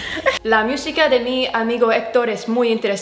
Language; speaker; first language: Spanish; non-native, learner; English